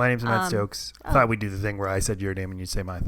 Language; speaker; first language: English; native; English